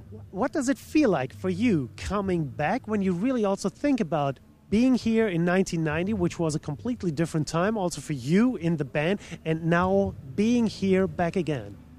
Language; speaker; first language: English; non-native, fluent; German